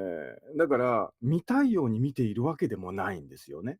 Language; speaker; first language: Japanese; native; Japanese